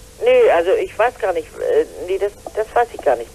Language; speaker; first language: German; native; German